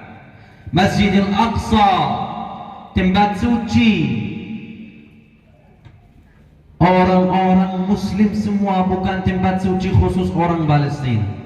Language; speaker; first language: Indonesian; non-native, fluent; Arabic